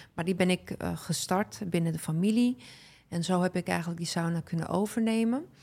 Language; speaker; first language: Dutch; early bilingual, other home language; Arabic